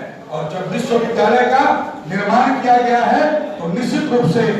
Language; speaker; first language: Hindi; native; Hindi